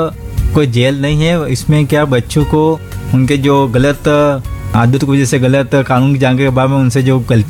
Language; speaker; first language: Hindi; native; Hindi